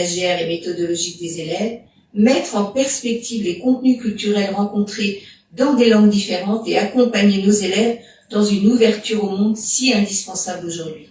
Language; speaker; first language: French; native; French